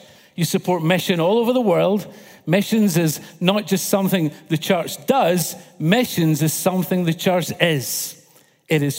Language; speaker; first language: English; native; English